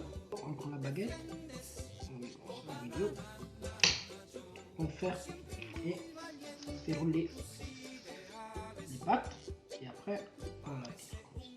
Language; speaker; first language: French; non-native, fluent; Italian